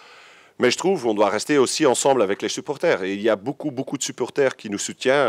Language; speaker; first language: French; non-native, local second language; Dutch